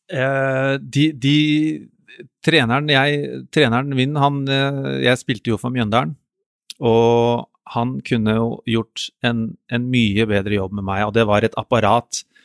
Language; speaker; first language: Norwegian; native; Norwegian